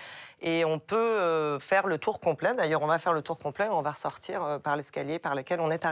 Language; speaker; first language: French; native; French